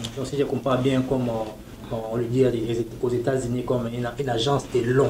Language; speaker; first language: French; non-native, local second language; Lingala